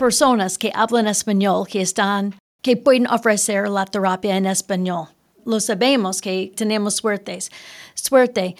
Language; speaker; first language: Spanish; early bilingual, heritage; Spanish